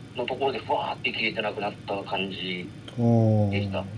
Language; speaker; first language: Japanese; native; Japanese